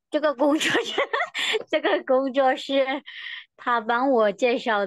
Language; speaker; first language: Chinese; non-native, learner; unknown